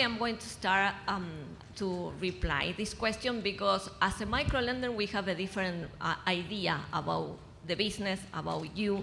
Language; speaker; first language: English; non-native, fluent; Spanish